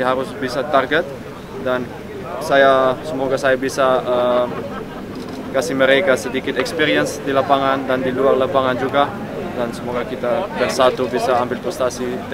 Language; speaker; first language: Indonesian; non-native, fluent; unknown